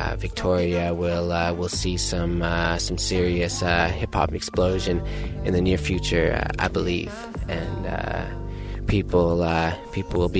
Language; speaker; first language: English; native; English